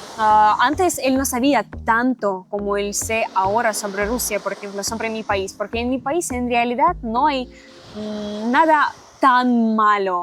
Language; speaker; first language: Spanish; non-native, learner; Russian